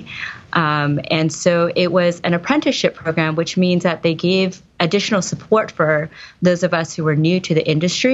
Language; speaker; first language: English; native; English